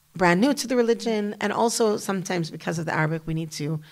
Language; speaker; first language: English; native; English